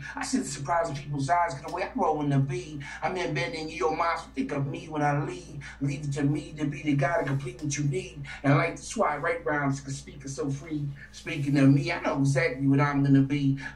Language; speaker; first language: English; native; English